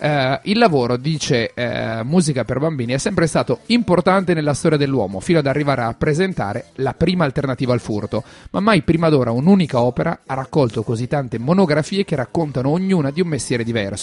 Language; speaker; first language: Italian; native; Italian